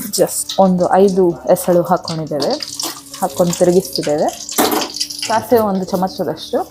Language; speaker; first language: Kannada; non-native, local second language; Tulu